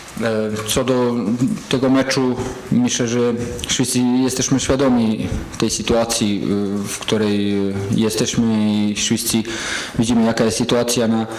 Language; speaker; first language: Polish; non-native, fluent; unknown